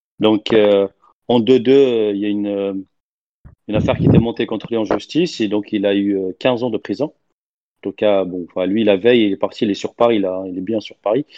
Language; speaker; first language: French; non-native, local second language; Arabic